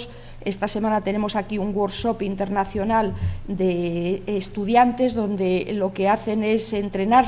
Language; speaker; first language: Spanish; native; Spanish